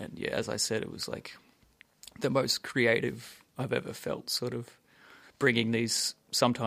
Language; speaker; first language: English; native; English